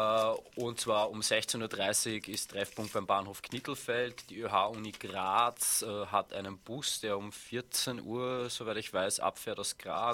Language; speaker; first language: German; native; German